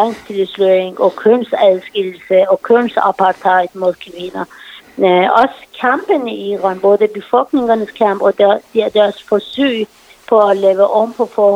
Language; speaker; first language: Danish; non-native, fluent; Persian